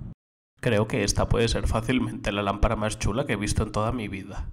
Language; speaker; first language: Spanish; native; Spanish